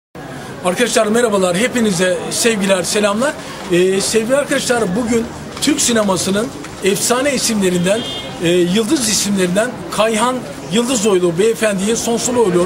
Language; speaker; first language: Turkish; native; Turkish